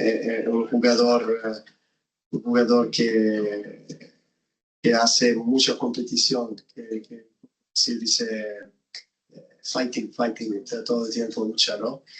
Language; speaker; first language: Spanish; non-native, fluent; Serbian